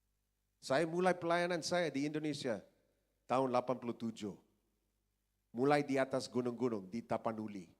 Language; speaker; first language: Indonesian; non-native, fluent; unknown